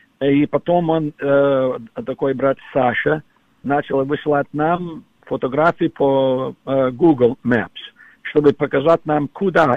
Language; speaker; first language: Russian; non-native, fluent; English